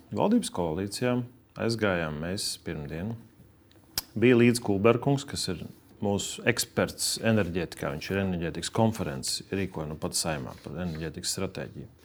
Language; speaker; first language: Latvian; native; Latvian